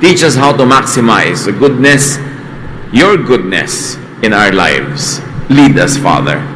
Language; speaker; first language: English; non-native, local second language; Filipino